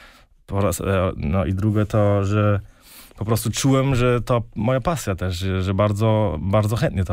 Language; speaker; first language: Polish; early bilingual, heritage; Polish